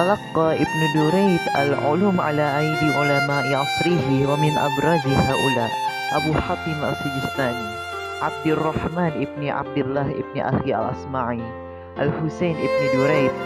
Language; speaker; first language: Arabic; non-native, learner; Indonesian